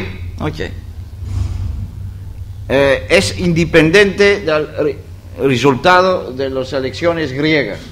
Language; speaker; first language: Spanish; non-native, fluent; Greek